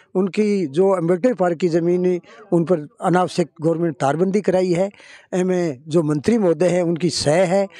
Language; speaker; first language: Hindi; native; Hindi